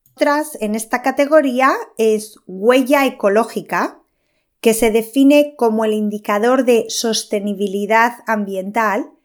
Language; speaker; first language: Spanish; native; Spanish